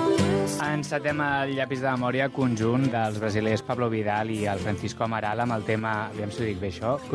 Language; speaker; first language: Catalan; native; Catalan